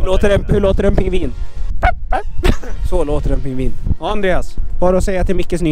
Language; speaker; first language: Swedish; native; Swedish